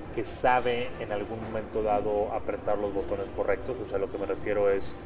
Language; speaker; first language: Spanish; native; Spanish